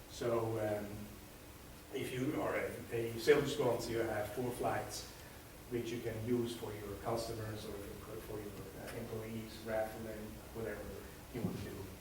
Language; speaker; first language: English; non-native, fluent; Swiss German